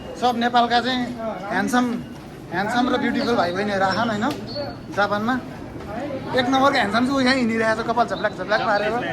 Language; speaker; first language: Nepali; native; Nepali